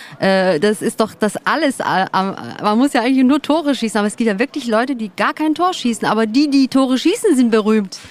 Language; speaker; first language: German; early bilingual, other home language; Turkish